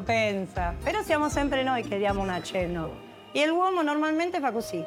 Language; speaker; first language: Italian; non-native, fluent; Spanish